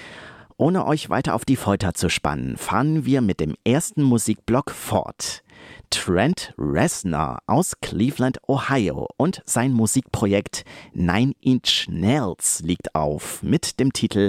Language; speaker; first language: German; native; German